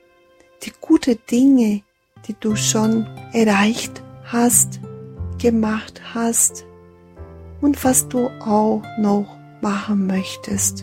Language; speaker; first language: German; non-native, fluent; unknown